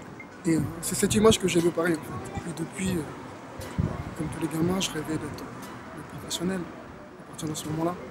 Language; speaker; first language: French; early bilingual, other home language; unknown